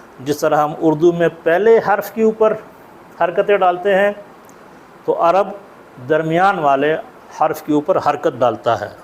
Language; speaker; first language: Urdu; native; Urdu